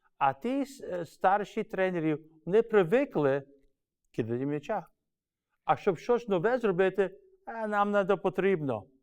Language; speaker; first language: Ukrainian; early bilingual, heritage; Ukrainian